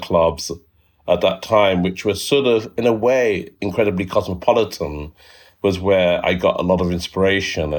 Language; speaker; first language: English; native; English